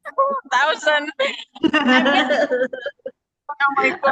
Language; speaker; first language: English; non-native, learner; Indonesian